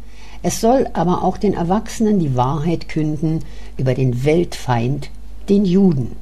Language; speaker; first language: German; native; German